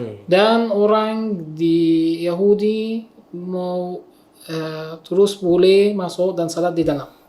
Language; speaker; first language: Indonesian; non-native, learner; Arabic